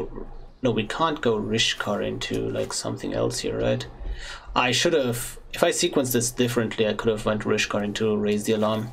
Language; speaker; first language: English; non-native, fluent; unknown